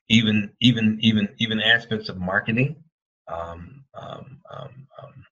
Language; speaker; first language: English; native; English